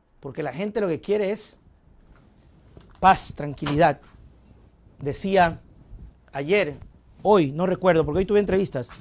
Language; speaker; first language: Spanish; native; Spanish